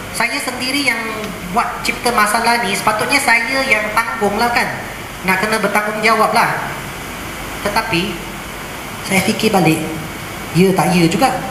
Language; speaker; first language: Malay; non-native, local second language; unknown